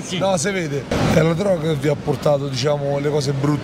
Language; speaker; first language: Italian; native; Italian